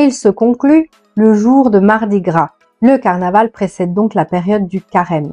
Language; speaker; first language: French; non-native, fluent; Italian